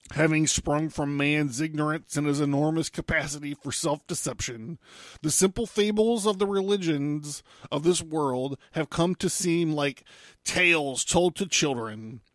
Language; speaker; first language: English; native; English